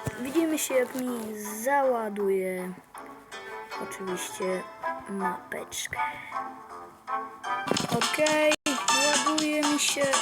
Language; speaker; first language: Polish; native; Polish